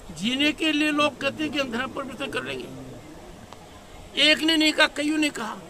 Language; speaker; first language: Hindi; native; Hindi